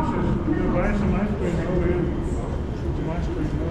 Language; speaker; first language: English; non-native, learner; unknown